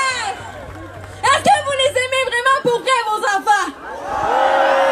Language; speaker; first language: French; native; French